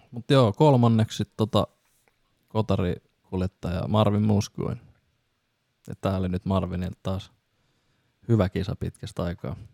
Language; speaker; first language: Finnish; native; Finnish